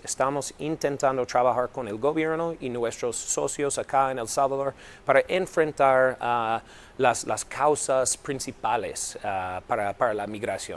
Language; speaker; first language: Spanish; non-native, fluent; English